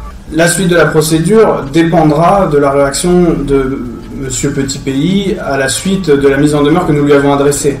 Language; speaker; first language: French; native; French